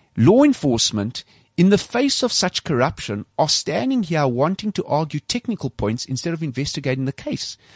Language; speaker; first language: English; native; English